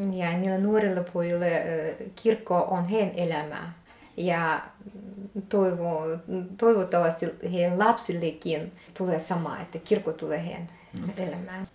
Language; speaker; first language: Finnish; non-native, fluent; Russian